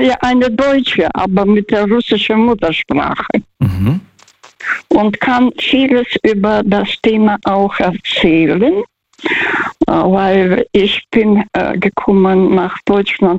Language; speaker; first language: German; early bilingual, heritage; Russian